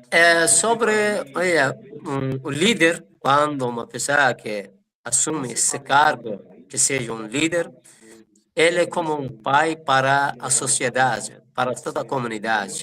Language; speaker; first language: Portuguese; non-native, fluent; Persian